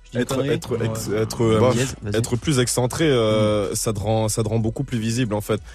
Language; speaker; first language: French; native; French